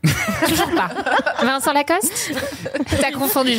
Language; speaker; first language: French; native; French